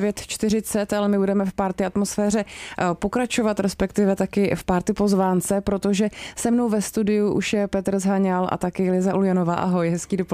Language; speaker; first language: Czech; native; Czech